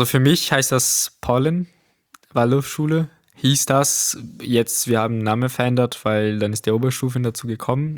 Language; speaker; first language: German; non-native, fluent; Portuguese